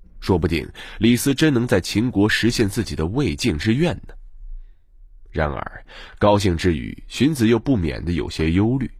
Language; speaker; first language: Chinese; native; Chinese